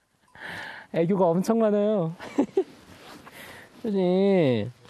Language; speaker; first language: Korean; native; Korean